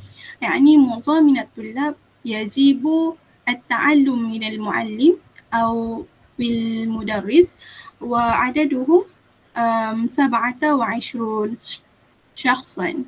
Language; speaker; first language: Arabic; non-native, learner; Malay